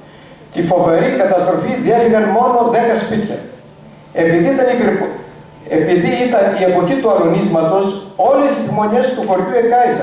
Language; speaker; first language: Greek; native; Greek